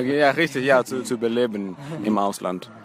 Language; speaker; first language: German; non-native, fluent; Portuguese